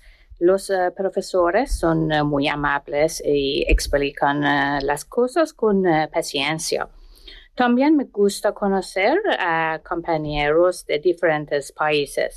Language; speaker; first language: Spanish; non-native, learner; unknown